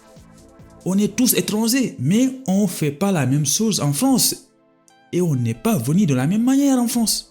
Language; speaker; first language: French; non-native, local second language; Wolof